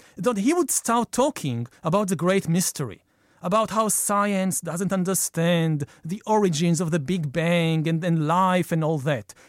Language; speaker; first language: English; non-native, fluent; Hebrew